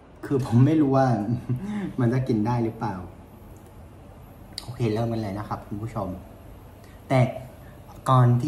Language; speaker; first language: Thai; non-native, fluent; Vietnamese